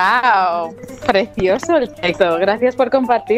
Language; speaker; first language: Spanish; native; Spanish